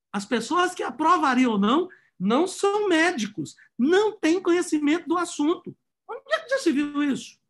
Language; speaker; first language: Portuguese; native; Portuguese